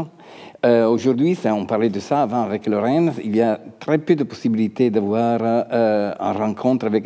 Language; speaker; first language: French; non-native, fluent; Italian